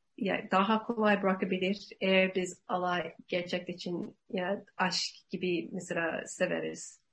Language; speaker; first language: Turkish; non-native, learner; English